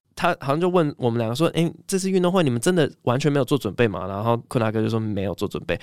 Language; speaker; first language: Chinese; early bilingual, other home language; English